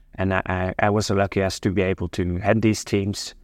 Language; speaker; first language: English; non-native, fluent; Norwegian